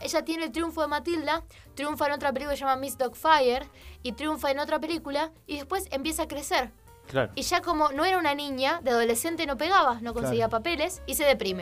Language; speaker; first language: Spanish; native; Spanish